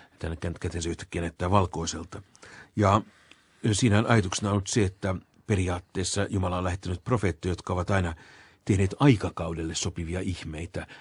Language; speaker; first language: Finnish; native; Finnish